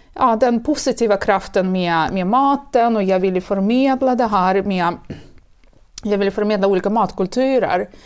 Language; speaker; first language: Swedish; non-native, fluent; Russian